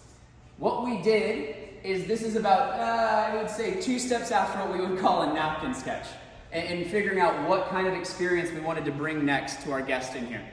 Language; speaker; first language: English; native; English